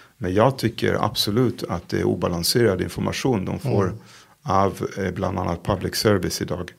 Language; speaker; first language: Swedish; non-native, fluent; Hebrew